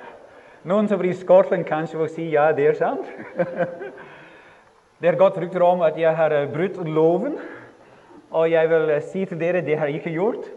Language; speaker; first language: Norwegian; non-native, fluent; English